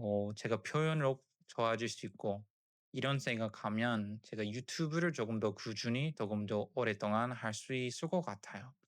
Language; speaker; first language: Korean; non-native, learner; English